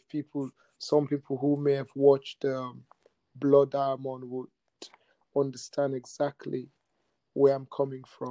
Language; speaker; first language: English; non-native, local second language; Mandingo